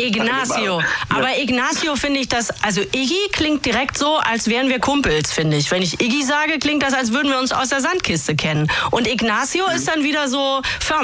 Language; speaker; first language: German; native; German